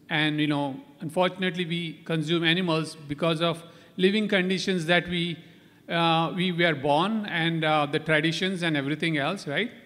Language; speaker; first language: English; non-native, local second language; Konkani